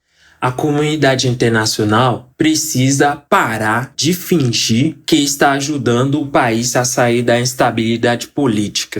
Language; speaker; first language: Portuguese; non-native, fluent; Haitian Creole